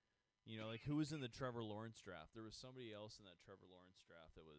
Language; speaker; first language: English; native; English